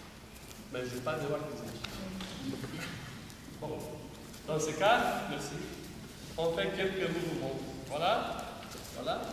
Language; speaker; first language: French; non-native, fluent; Romanian